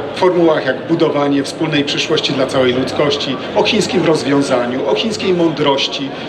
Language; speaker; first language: Polish; native; Polish